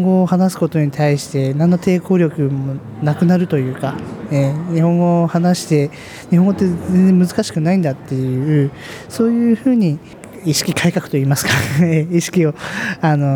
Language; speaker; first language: Japanese; native; Japanese